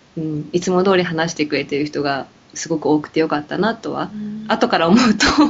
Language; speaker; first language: Japanese; native; Japanese